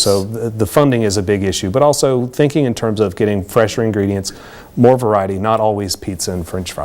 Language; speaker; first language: English; native; English